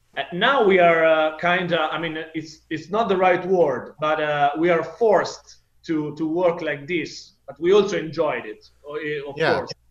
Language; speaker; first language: English; non-native, fluent; Italian